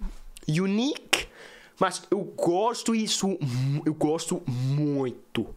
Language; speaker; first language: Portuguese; non-native, learner; English